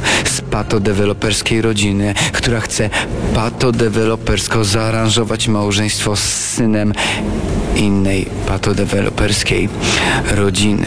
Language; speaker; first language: Polish; native; Polish